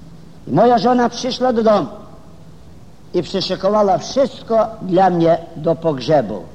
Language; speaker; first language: Polish; non-native, fluent; Ukrainian